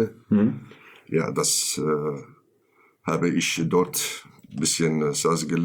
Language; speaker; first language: German; non-native, learner; Kurdish